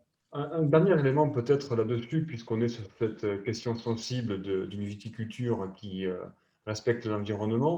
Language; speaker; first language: French; native; French